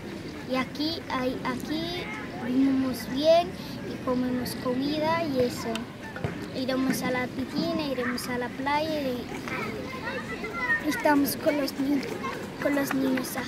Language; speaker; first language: Spanish; non-native, learner; Arabic